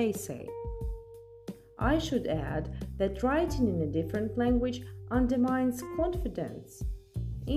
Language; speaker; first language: English; non-native, fluent; Russian